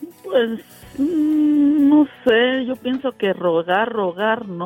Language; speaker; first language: Spanish; native; Spanish